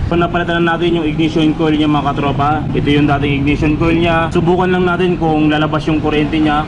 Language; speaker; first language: Filipino; non-native, local second language; Pangasinan